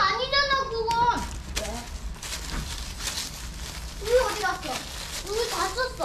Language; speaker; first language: Chinese; early bilingual, heritage; Chinese